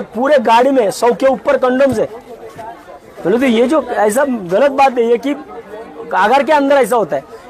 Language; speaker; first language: Hindi; non-native, local second language; Marathi